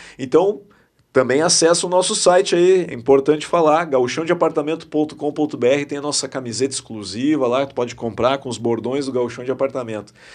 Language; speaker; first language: Portuguese; native; Portuguese